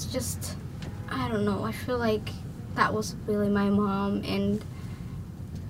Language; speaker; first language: English; non-native, local second language; Somali